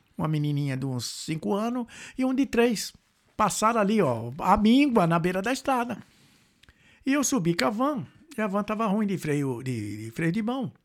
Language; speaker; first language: Portuguese; native; Portuguese